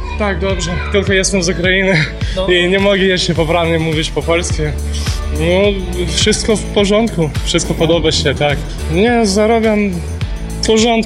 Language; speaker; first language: Polish; non-native, learner; Ukrainian